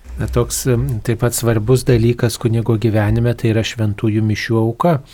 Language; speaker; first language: Lithuanian; native; Lithuanian